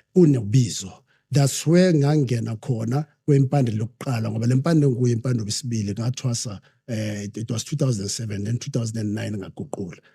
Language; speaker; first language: Zulu; non-native, local second language; Southern Sotho